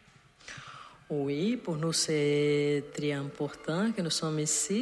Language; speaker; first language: French; non-native, learner; Portuguese